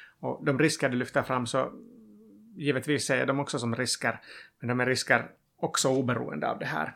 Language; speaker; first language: Swedish; non-native, local second language; Finnish